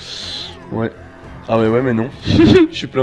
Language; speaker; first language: French; native; French